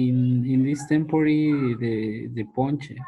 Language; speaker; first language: English; non-native, learner; Spanish